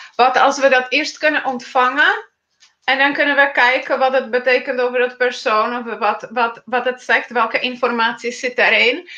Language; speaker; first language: Dutch; non-native, fluent; Czech